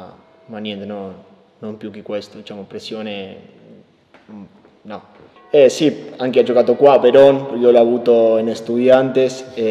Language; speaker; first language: Italian; non-native, learner; Spanish